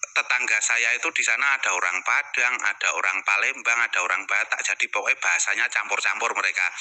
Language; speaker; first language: Indonesian; non-native, local second language; Javanese